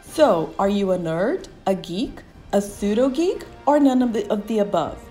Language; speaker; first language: English; non-native, fluent; Portuguese